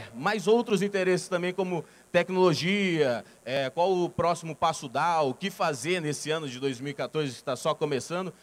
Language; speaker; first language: Portuguese; native; Portuguese